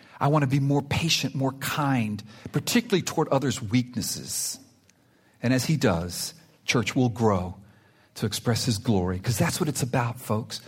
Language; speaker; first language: English; early bilingual, other home language; Spanish